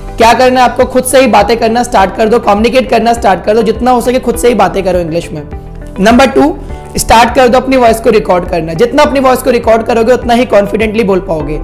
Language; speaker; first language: Hindi; native; Hindi